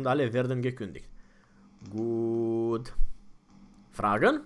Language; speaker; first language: German; non-native, fluent; Romanian